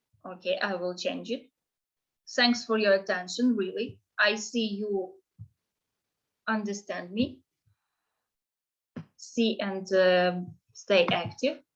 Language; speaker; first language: English; non-native, fluent; Ukrainian